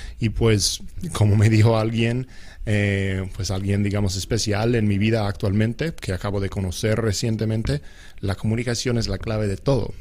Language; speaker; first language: Spanish; non-native, fluent; English